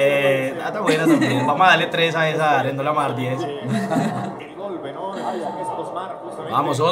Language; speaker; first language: Spanish; native; Spanish